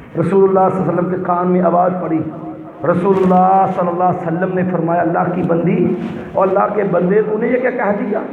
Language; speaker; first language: Urdu; non-native, local second language; Punjabi